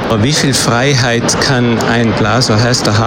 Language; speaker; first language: German; native; German